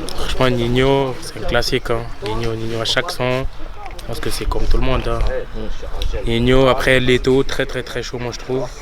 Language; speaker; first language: French; early bilingual, other home language; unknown